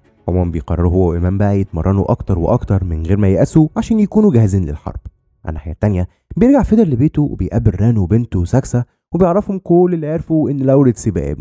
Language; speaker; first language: Arabic; native; Arabic